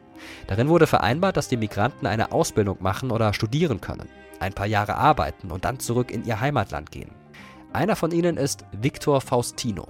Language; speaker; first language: German; native; German